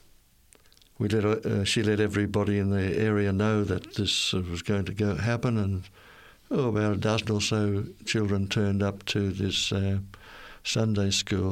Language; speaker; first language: English; native; English